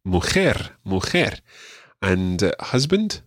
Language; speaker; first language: Spanish; non-native, fluent; English